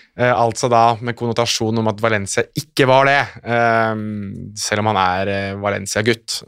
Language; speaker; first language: Norwegian; native; Norwegian